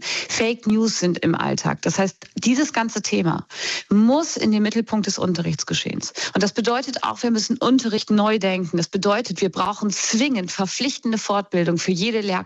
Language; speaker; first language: German; native; German